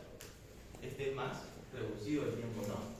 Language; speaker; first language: Spanish; native; Spanish